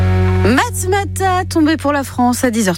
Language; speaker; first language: French; native; French